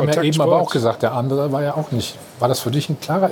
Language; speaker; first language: German; native; German